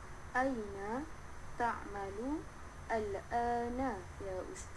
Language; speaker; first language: Arabic; non-native, learner; Malay